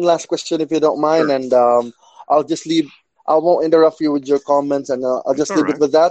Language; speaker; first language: English; non-native, local second language; Cebuano